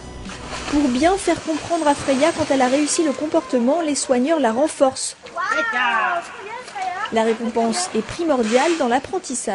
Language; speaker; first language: French; native; French